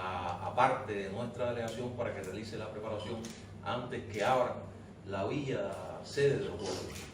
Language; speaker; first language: Spanish; native; Spanish